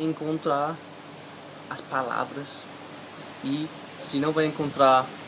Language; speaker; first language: Portuguese; non-native, fluent; English